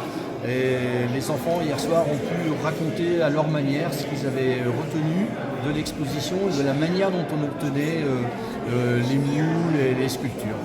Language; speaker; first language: French; native; French